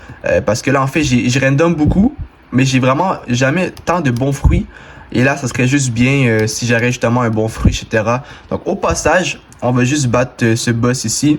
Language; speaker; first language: French; native; French